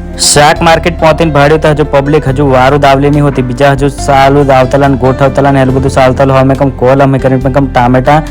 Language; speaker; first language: Gujarati; non-native, local second language; Rathawi